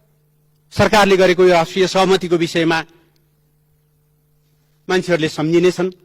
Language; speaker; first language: Nepali; native; Nepali